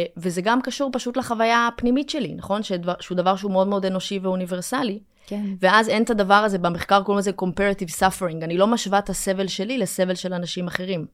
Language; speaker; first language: Hebrew; early bilingual, other home language; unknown